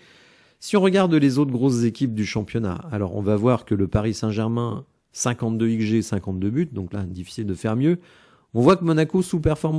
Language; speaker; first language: French; native; French